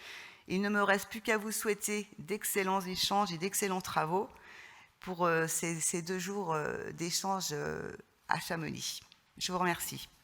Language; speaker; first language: French; native; French